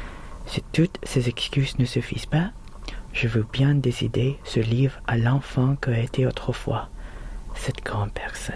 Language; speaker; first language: French; non-native, learner; Filipino